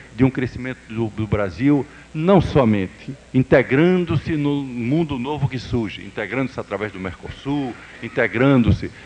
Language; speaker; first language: Portuguese; native; Portuguese